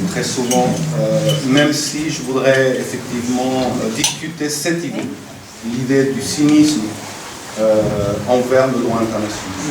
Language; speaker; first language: French; non-native, fluent; Spanish